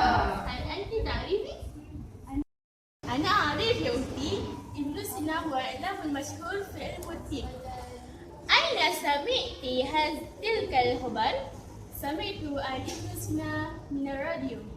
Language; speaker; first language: Arabic; non-native, learner; Malay